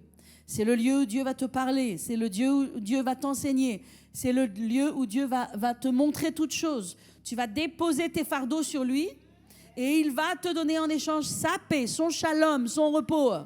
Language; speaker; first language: French; native; French